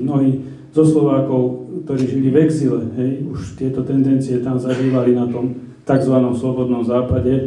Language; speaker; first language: Slovak; native; Slovak